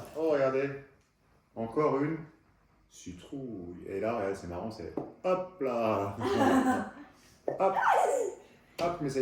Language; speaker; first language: French; native; French